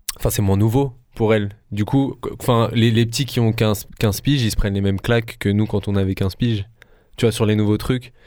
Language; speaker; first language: French; native; French